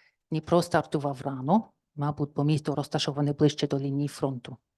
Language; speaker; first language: Ukrainian; non-native, fluent; English